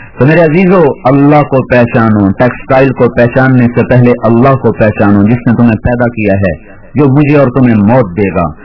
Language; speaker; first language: Urdu; non-native, local second language; Punjabi